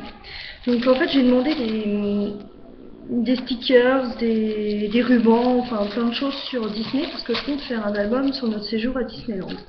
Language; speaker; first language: French; native; French